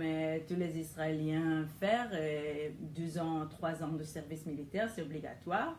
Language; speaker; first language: French; non-native, learner; Hebrew